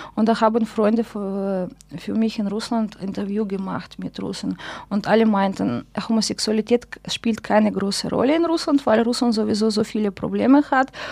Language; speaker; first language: German; non-native, fluent; Russian